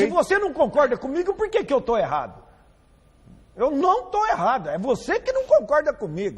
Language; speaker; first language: Portuguese; native; Portuguese